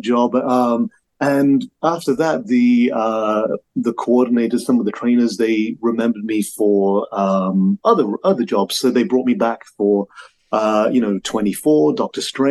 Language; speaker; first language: English; native; English